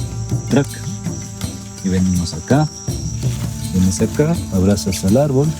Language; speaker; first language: Spanish; non-native, local second language; Quechua